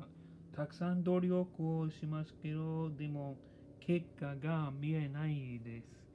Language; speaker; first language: Japanese; non-native, learner; English